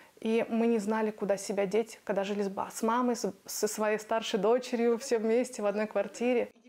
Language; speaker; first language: Russian; native; Russian